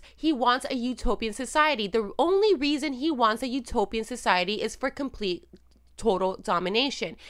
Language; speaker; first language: English; non-native, fluent; Spanish